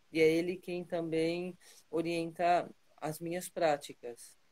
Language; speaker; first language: Portuguese; non-native, fluent; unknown